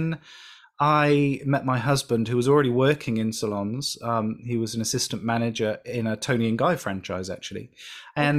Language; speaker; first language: English; native; English